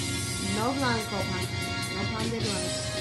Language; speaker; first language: Spanish; non-native, learner; English